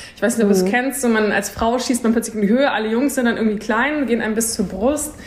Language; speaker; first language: German; native; German